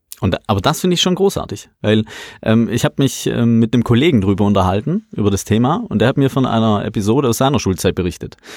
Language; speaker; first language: German; native; German